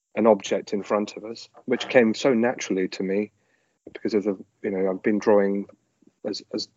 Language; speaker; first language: English; native; English